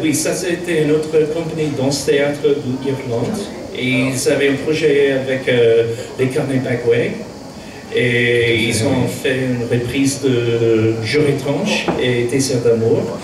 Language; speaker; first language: French; non-native, fluent; English